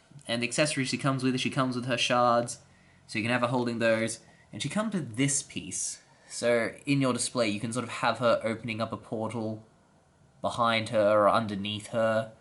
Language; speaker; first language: English; native; English